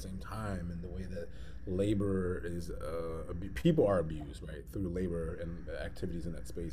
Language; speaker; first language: English; native; English